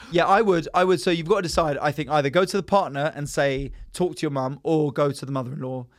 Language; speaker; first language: English; native; English